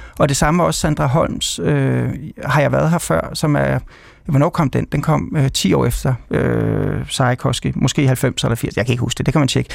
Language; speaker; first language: Danish; native; Danish